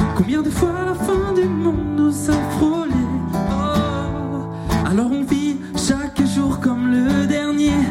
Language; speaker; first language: French; native; French